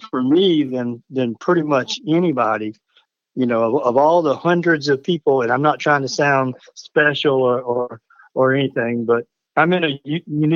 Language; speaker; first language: English; native; English